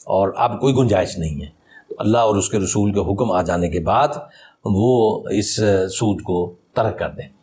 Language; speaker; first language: Urdu; native; Urdu